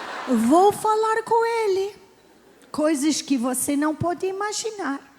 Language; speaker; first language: Portuguese; non-native, learner; English